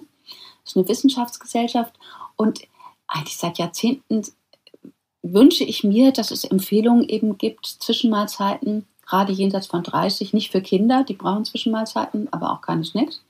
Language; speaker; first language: German; native; German